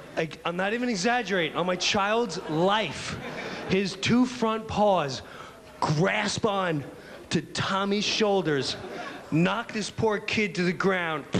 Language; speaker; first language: English; native; English